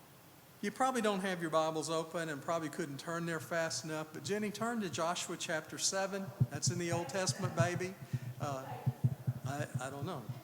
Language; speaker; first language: English; native; English